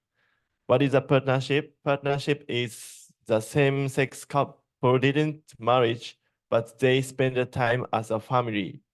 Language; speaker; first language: English; non-native, learner; Japanese